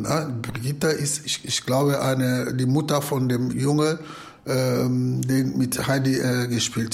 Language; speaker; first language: German; non-native, fluent; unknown